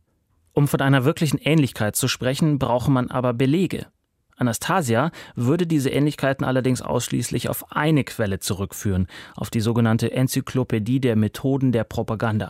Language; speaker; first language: German; native; German